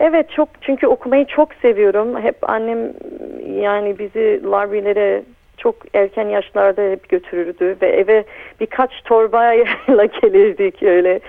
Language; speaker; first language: Turkish; early bilingual, heritage; Turkish